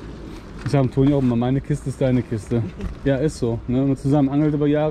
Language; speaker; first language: German; native; German